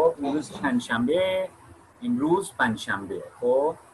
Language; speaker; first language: Persian; non-native, fluent; Urdu